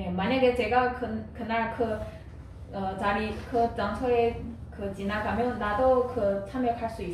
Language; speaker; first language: Korean; non-native, fluent; Chinese